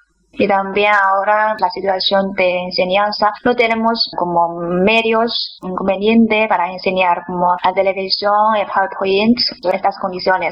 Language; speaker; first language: Spanish; non-native, fluent; Chinese